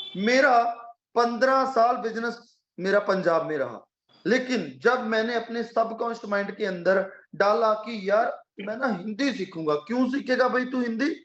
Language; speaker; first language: Hindi; non-native, local second language; Punjabi